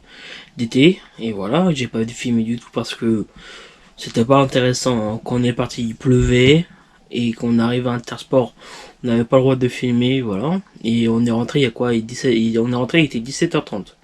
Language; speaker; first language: French; native; French